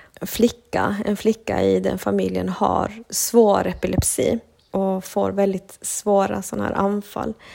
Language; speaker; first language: Swedish; early bilingual, other home language; Spanish